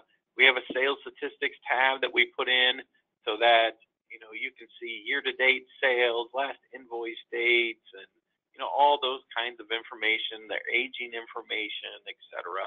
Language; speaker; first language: English; native; English